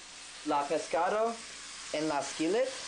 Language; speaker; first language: Spanish; non-native, learner; English